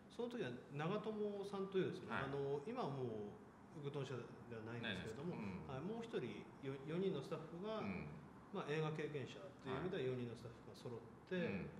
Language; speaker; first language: Japanese; native; Japanese